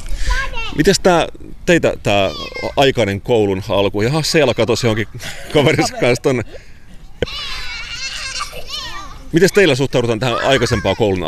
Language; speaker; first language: Finnish; native; Finnish